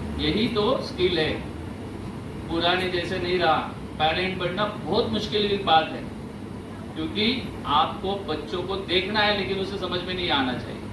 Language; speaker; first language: Hindi; non-native, local second language; Marathi